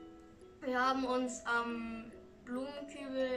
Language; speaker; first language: German; early bilingual, other home language; Indonesian